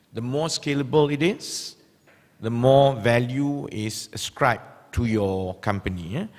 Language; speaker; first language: English; non-native, local second language; Malay